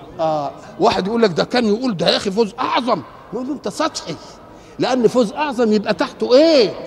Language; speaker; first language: Arabic; native; Arabic